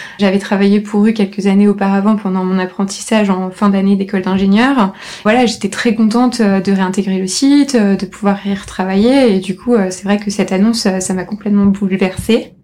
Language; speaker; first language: French; native; French